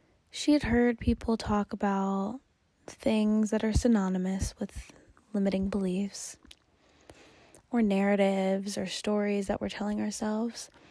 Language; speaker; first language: English; native; English